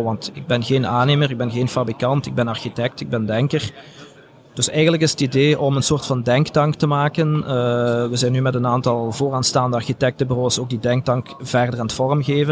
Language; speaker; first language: Dutch; native; Dutch